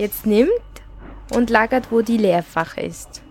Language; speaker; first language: German; non-native, learner; Arabic